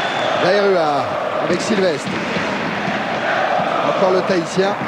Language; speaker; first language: French; native; French